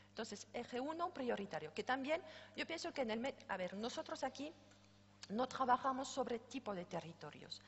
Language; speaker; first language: Spanish; non-native, fluent; French